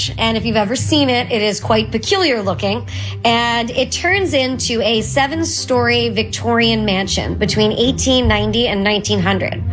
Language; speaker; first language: English; native; English